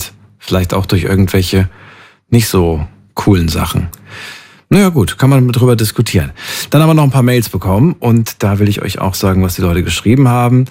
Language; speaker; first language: German; native; German